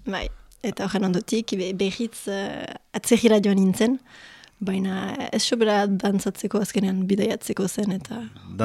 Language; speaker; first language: Basque; non-native, local second language; French